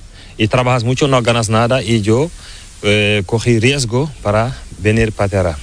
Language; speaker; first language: Spanish; non-native, learner; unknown